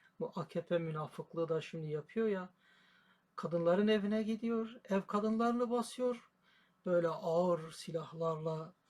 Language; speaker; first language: Turkish; native; Turkish